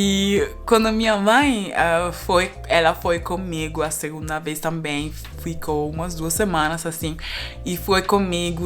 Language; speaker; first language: Portuguese; non-native, fluent; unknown